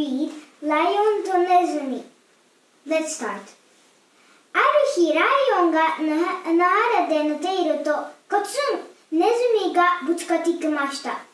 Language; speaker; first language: Japanese; non-native, learner; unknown